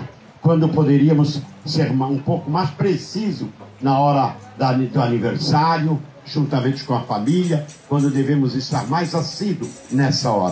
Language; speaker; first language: Portuguese; native; Portuguese